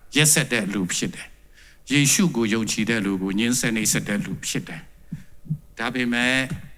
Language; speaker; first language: Burmese; non-native, local second language; Tedim Chin